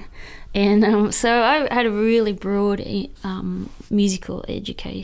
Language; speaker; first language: English; native; English